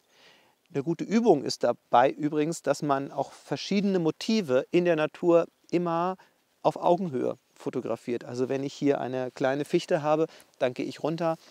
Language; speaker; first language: German; native; German